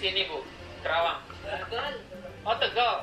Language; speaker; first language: Indonesian; native; Indonesian